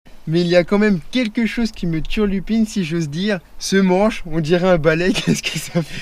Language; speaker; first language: French; native; French